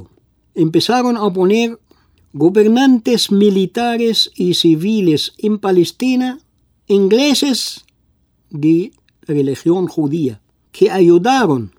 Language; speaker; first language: Spanish; non-native, fluent; Arabic